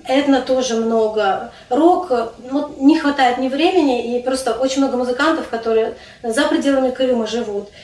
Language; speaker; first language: Russian; non-native, local second language; Crimean Tatar